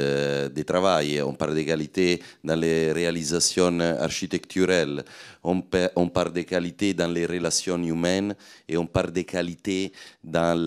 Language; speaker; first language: French; non-native, fluent; Italian